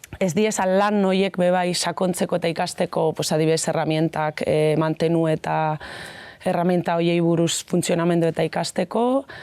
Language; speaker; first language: Basque; non-native, local second language; Spanish